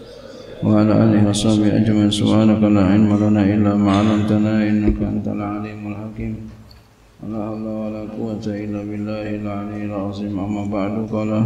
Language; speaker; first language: Arabic; non-native, fluent; Indonesian